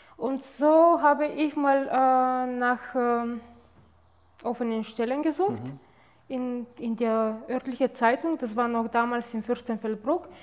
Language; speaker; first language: German; non-native, fluent; Bulgarian